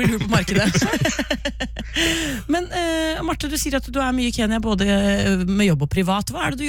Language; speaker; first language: Norwegian; native; Norwegian